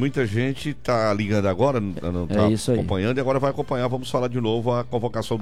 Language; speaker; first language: Portuguese; native; Portuguese